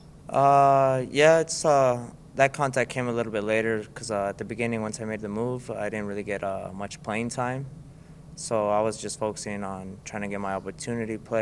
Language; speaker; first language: English; early bilingual, other home language; Spanish